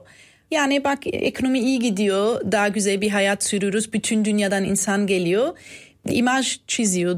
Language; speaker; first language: Turkish; non-native, fluent; German